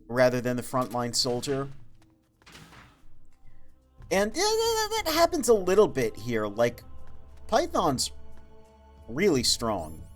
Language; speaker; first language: English; native; English